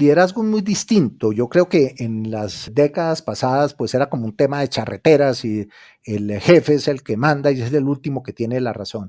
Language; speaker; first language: Spanish; native; Spanish